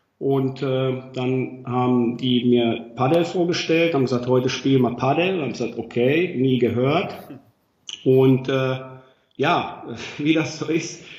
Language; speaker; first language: German; non-native, fluent; Finnish